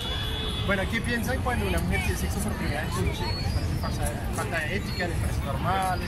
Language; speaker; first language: Spanish; non-native, fluent; French